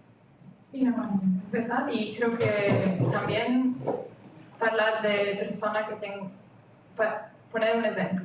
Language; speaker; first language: Spanish; non-native, learner; Italian